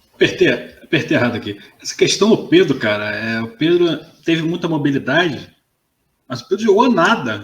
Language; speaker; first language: Portuguese; native; Portuguese